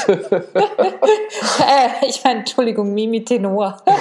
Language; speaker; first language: German; native; German